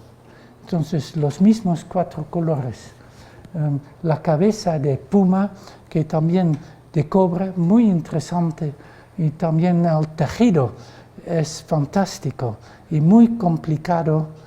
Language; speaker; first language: Spanish; non-native, fluent; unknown